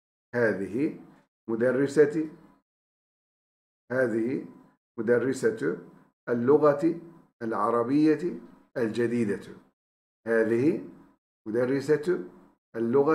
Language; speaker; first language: Arabic; non-native, fluent; Turkish